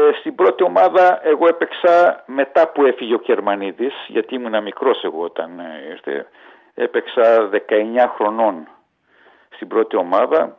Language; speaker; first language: Greek; early bilingual, heritage; Greek